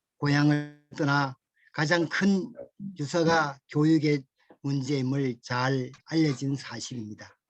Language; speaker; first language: Korean; native; Korean